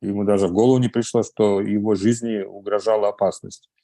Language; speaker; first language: Russian; native; Russian